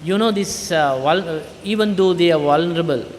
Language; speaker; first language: English; non-native, local second language; Sinhala